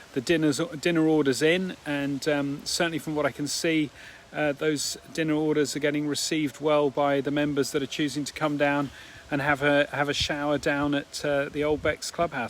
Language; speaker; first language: English; native; English